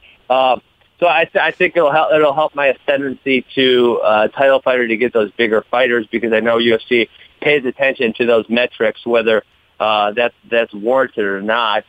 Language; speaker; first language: English; native; English